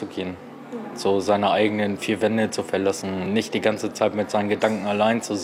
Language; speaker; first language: German; native; German